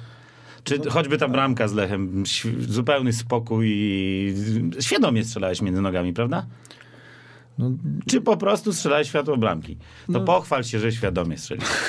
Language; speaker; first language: Polish; native; Polish